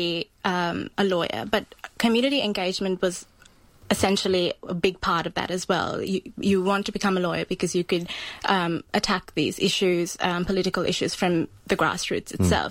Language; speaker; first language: English; non-native, local second language; Sinhala